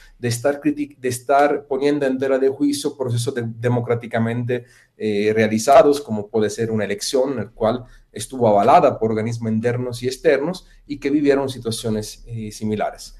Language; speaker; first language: Spanish; non-native, fluent; Italian